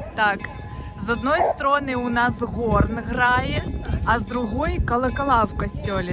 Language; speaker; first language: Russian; native; Russian